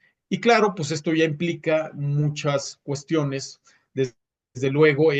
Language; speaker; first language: Spanish; native; Spanish